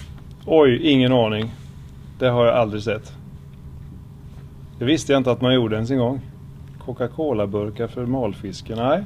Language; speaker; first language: Swedish; native; Swedish